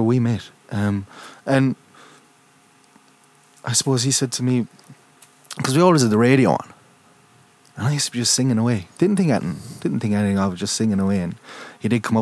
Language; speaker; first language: English; native; English